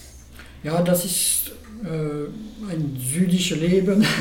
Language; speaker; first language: German; non-native, learner; French